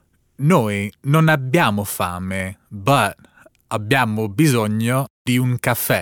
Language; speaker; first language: Italian; non-native, learner; English